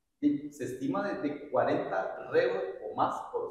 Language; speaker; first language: Spanish; native; Spanish